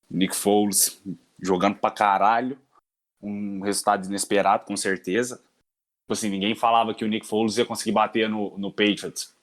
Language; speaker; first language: Portuguese; native; Portuguese